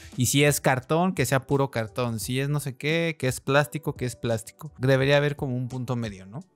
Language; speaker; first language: Spanish; native; Spanish